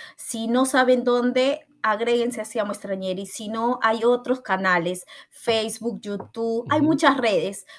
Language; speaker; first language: Spanish; native; Spanish